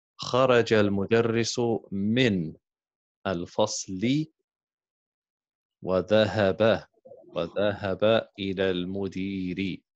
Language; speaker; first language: Arabic; non-native, fluent; English